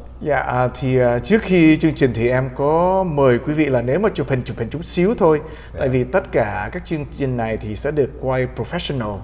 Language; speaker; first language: Vietnamese; early bilingual, heritage; Vietnamese